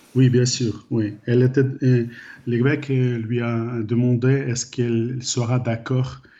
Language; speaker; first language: French; non-native, learner; Ukrainian